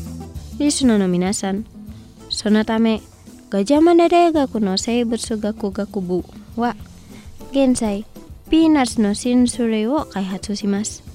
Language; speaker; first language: Japanese; non-native, fluent; Indonesian